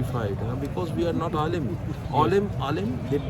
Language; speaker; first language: English; non-native, learner; Urdu